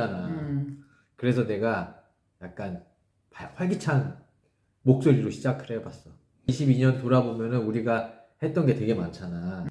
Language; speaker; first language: Korean; native; Korean